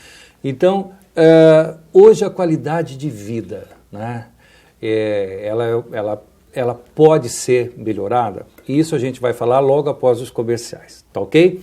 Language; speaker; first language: Portuguese; native; Portuguese